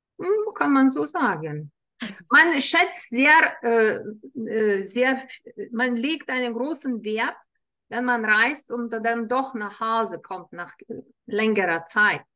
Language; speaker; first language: German; non-native, fluent; Lithuanian